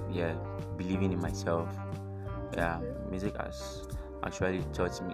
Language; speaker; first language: English; non-native, local second language; Igbo